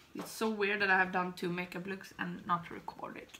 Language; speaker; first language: English; non-native, fluent; Swedish